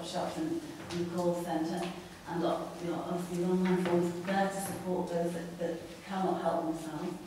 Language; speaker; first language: English; native; English